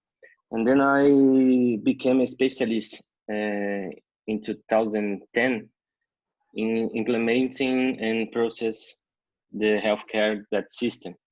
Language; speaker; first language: English; non-native, learner; Portuguese